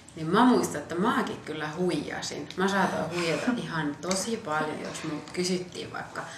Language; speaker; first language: Finnish; early bilingual, other home language; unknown